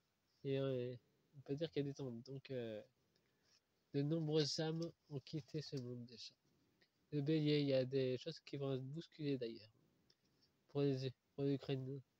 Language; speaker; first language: French; native; French